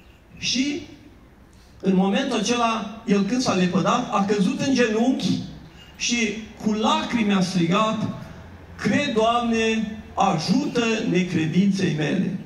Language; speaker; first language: Romanian; native; Romanian